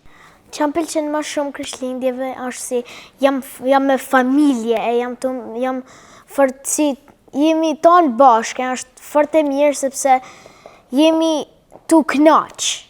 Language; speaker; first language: Albanian; early bilingual, other home language; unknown